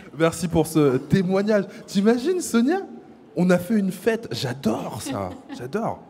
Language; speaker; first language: French; native; French